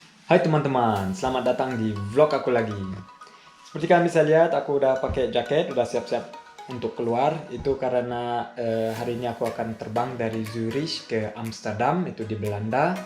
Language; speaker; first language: Indonesian; early bilingual, heritage; German